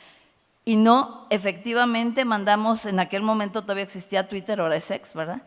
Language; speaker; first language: Spanish; native; Spanish